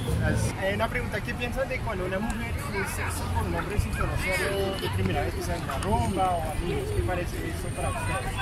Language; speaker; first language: Spanish; non-native, fluent; French